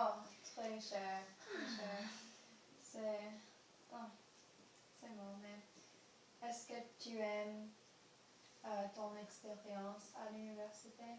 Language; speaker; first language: French; non-native, learner; English